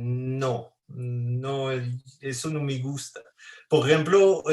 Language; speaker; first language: Spanish; non-native, fluent; French